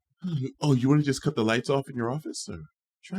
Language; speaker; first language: English; native; English